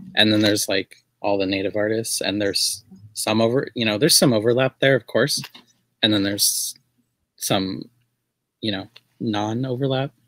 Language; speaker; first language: English; native; English